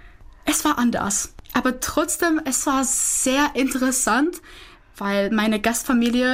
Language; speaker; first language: German; non-native, fluent; Czech